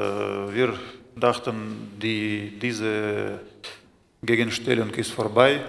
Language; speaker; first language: German; non-native, fluent; Russian